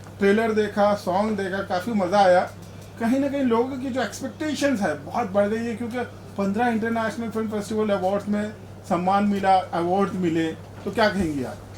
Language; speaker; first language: Hindi; native; Hindi